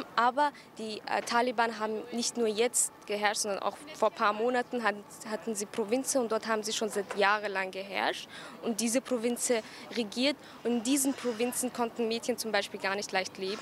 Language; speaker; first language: German; early bilingual, other home language; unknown